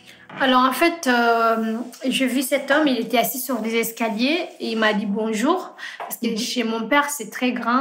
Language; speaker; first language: French; non-native, fluent; Fula